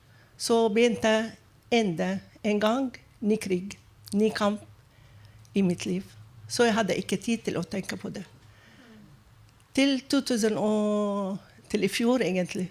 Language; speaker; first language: Norwegian; non-native, fluent; Arabic